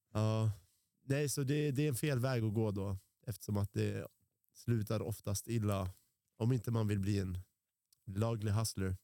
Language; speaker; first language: Swedish; early bilingual, other home language; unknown